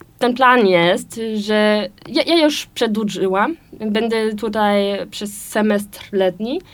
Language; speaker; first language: Polish; non-native, learner; German